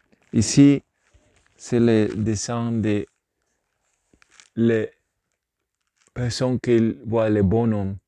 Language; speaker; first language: French; non-native, learner; Spanish